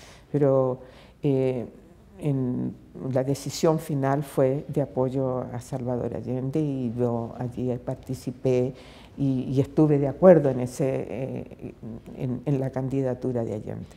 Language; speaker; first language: Spanish; native; Spanish